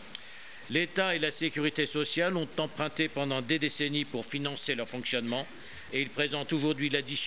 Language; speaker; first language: French; native; French